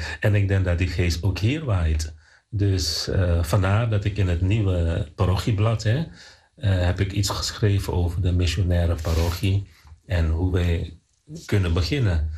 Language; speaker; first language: Dutch; non-native, fluent; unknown